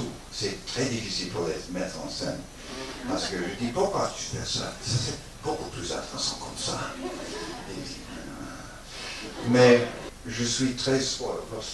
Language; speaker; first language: French; non-native, learner; English